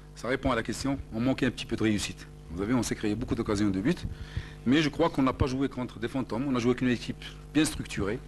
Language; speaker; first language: French; non-native, local second language; Arabic